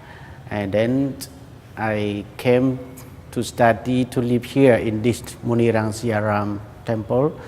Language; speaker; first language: English; non-native, learner; Khmer